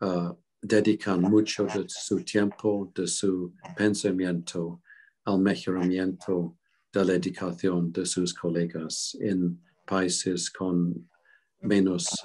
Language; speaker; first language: Spanish; non-native, fluent; English